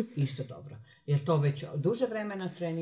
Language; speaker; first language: Serbian; native; Serbian